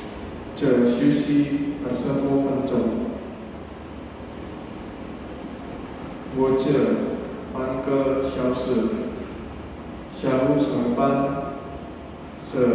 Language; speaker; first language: Chinese; non-native, learner; Indonesian